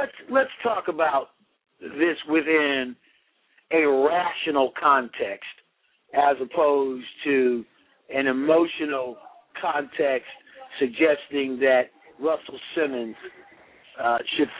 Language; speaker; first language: English; native; English